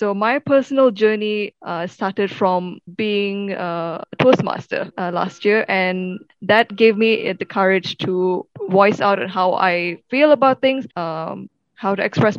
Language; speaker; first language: English; non-native, local second language; Tamil